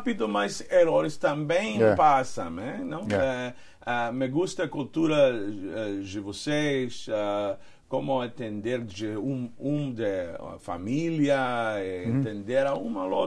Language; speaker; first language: Portuguese; non-native, learner; Spanish